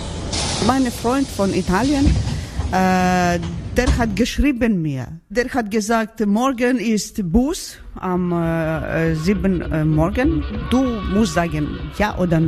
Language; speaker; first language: German; non-native, learner; Ukrainian